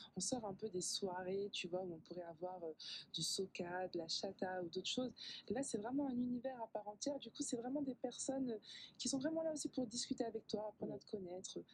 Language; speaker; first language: French; native; French